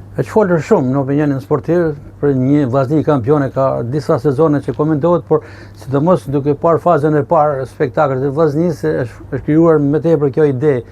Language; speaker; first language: Albanian; native; Albanian